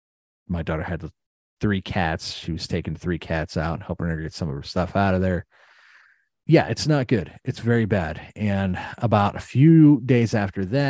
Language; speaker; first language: English; native; English